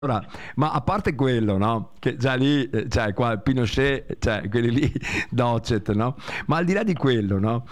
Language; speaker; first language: Italian; native; Italian